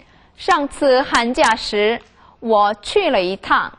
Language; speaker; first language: Chinese; non-native, fluent; Korean